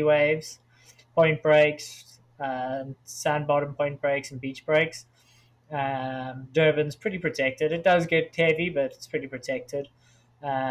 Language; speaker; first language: English; native; English